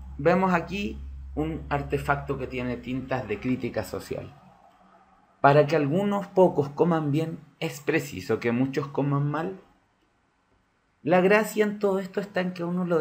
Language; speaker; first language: Spanish; native; Spanish